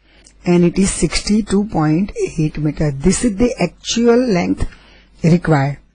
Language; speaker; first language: English; non-native, local second language; Gujarati